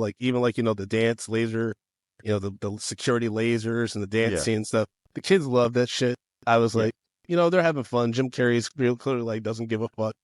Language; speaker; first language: English; native; English